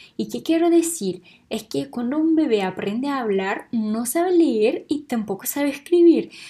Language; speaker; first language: Spanish; non-native, fluent; Portuguese